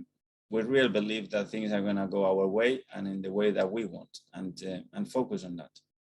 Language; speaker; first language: English; non-native, fluent; Spanish